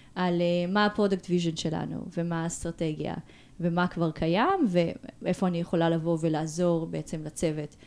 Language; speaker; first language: Hebrew; early bilingual, other home language; Russian